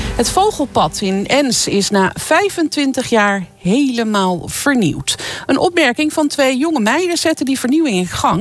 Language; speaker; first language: Dutch; native; Dutch